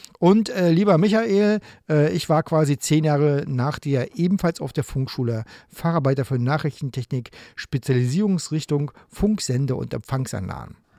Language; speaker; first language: German; native; German